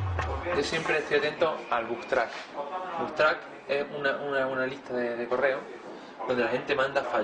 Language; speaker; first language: Spanish; native; Spanish